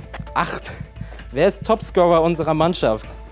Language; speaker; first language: German; native; German